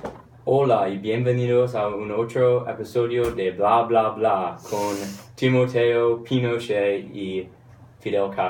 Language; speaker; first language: Spanish; non-native, learner; English